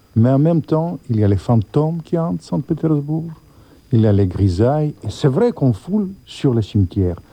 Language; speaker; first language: French; non-native, fluent; Russian